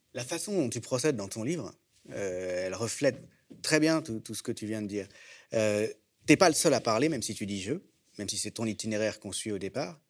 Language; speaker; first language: French; native; French